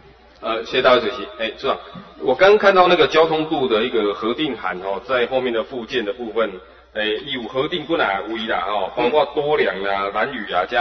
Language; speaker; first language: Chinese; native; Chinese